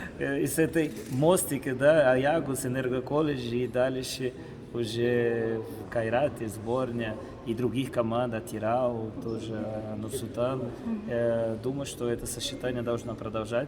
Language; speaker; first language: Russian; non-native, fluent; Portuguese